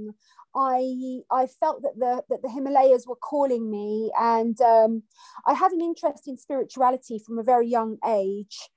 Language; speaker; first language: English; native; English